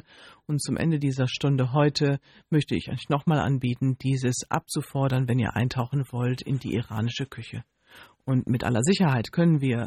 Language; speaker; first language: German; native; German